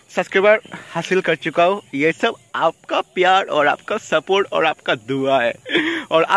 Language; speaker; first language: Hindi; non-native, local second language; Bangla